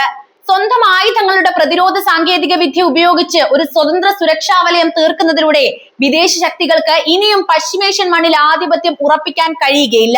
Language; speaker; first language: Malayalam; native; Malayalam